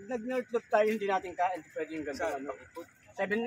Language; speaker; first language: Filipino; native; Filipino